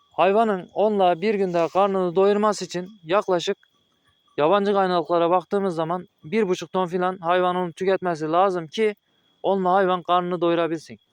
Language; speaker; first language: Turkish; native; Turkish